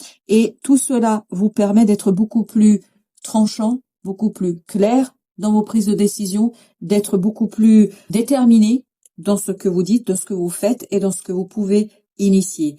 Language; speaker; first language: French; native; French